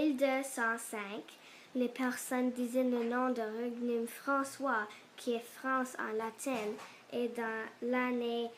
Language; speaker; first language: French; non-native, learner; English